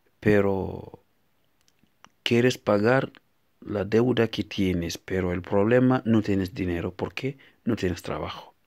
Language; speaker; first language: Spanish; non-native, learner; Fula